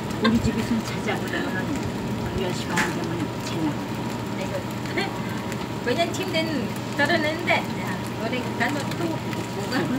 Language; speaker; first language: Korean; non-native, learner; Filipino